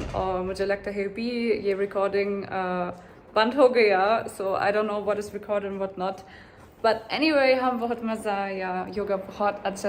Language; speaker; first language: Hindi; non-native, learner; German